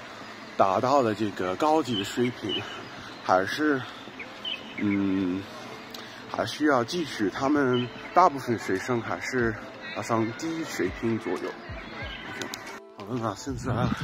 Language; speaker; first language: Chinese; non-native, fluent; English